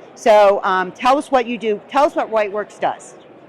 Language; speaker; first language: English; native; English